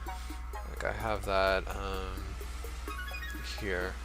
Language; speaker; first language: English; native; English